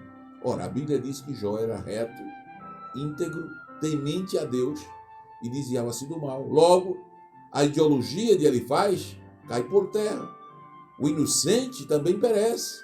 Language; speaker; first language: Portuguese; native; Portuguese